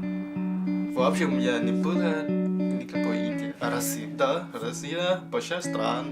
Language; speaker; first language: Russian; non-native, fluent; Thai